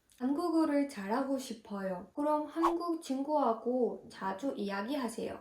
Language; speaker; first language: Korean; non-native, fluent; Ukrainian